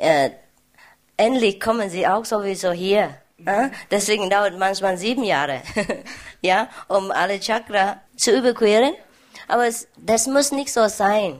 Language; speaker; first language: German; non-native, learner; Vietnamese